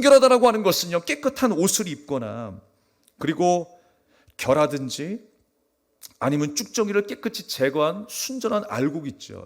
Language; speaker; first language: Korean; native; Korean